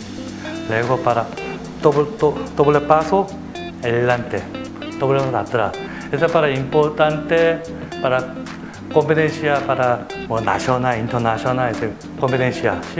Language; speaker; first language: Spanish; non-native, learner; Korean